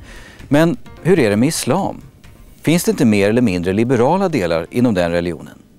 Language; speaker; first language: Swedish; native; Swedish